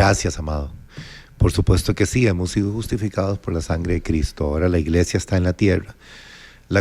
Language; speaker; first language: Spanish; native; Spanish